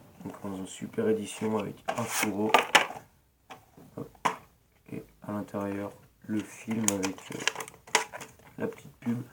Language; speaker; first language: French; native; French